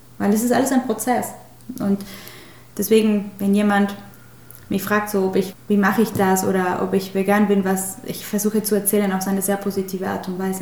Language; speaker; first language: German; non-native, fluent; Spanish